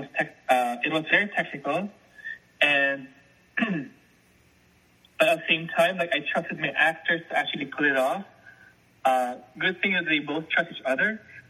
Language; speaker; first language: English; non-native, local second language; Filipino